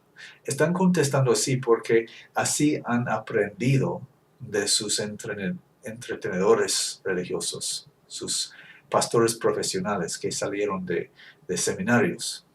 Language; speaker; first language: Spanish; non-native, fluent; English